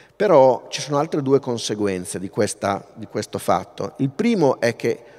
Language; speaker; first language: Italian; native; Italian